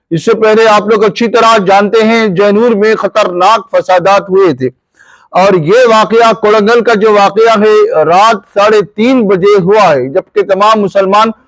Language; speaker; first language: Urdu; native; Urdu